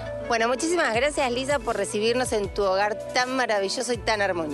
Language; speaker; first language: Spanish; native; Spanish